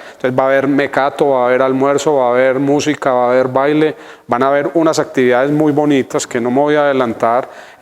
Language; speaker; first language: Spanish; native; Spanish